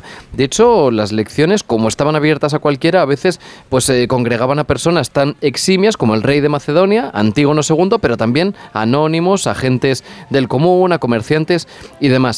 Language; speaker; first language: Spanish; native; Spanish